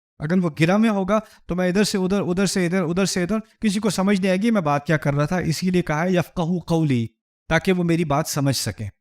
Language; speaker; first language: Urdu; early bilingual, heritage; Urdu